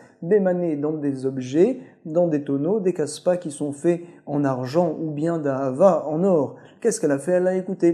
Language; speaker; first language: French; native; French